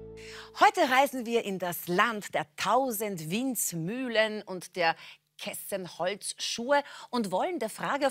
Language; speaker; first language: German; native; German